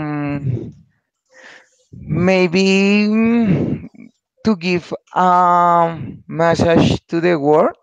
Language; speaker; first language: English; non-native, learner; Spanish